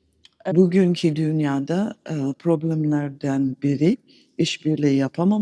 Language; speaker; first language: Turkish; non-native, fluent; English